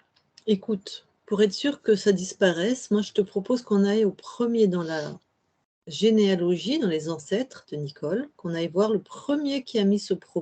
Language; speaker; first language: French; native; French